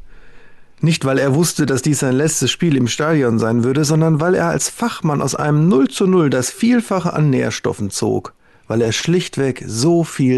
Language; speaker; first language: German; native; German